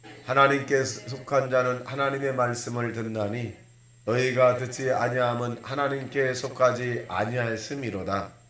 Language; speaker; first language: Korean; native; Korean